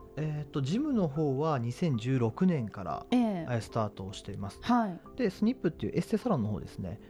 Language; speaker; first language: Japanese; native; Japanese